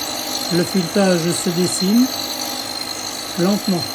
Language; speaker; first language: French; native; French